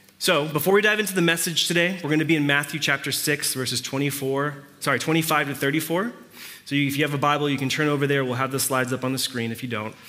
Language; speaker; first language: English; early bilingual, other home language; Spanish